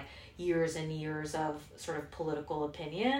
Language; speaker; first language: English; non-native, local second language; Korean